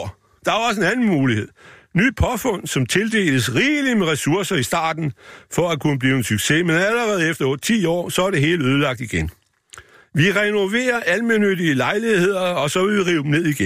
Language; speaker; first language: Danish; native; Danish